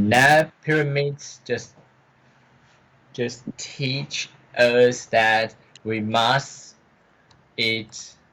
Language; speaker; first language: English; non-native, learner; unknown